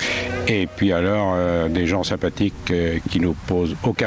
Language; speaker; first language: French; native; French